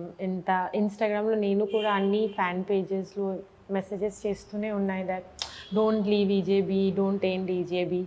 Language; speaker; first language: Telugu; non-native, fluent; Bangla